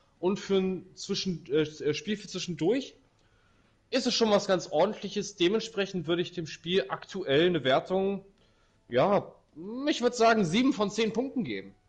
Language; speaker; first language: German; native; German